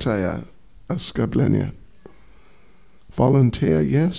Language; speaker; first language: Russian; non-native, learner; English